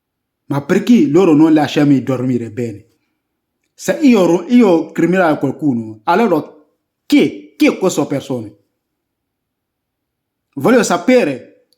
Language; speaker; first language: Italian; non-native, learner; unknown